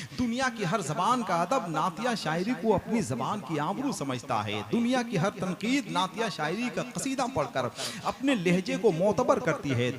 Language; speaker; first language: Hindi; native; Hindi